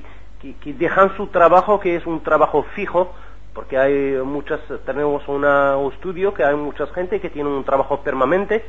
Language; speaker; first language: Spanish; non-native, learner; Arabic